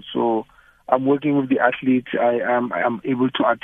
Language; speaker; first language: English; non-native, local second language; Tswana